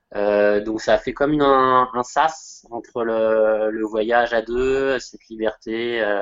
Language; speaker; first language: French; native; French